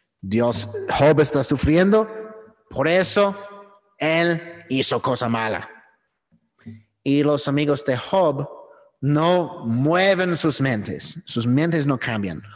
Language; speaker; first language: Spanish; non-native, fluent; English